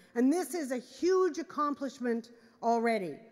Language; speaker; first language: English; native; English